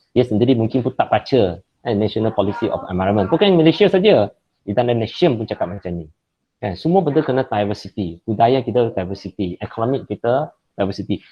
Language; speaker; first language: Malay; non-native, local second language; Chinese